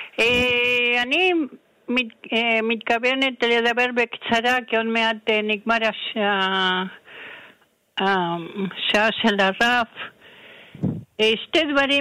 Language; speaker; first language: Hebrew; non-native, fluent; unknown